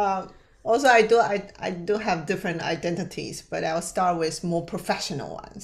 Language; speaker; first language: English; non-native, fluent; Chinese